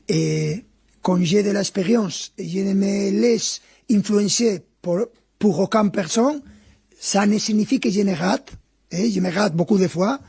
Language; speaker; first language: French; non-native, fluent; Spanish